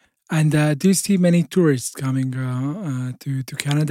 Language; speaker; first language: English; non-native, fluent; Hebrew